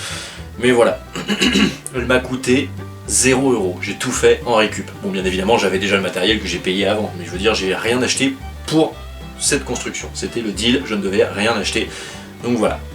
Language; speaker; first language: French; native; French